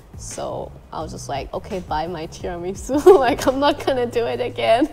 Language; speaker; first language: English; non-native, fluent; Thai